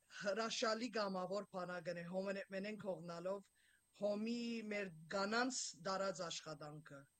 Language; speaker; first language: Armenian; native; Armenian